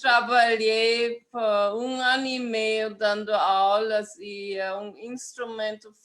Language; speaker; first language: Portuguese; non-native, fluent; German